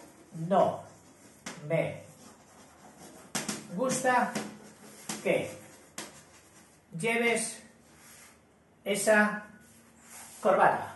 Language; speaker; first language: Spanish; native; Spanish